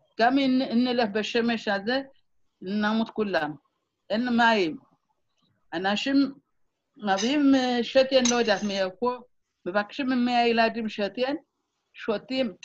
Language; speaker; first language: Hebrew; non-native, fluent; Amharic